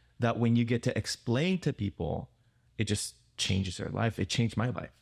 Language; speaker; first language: English; non-native, fluent; Spanish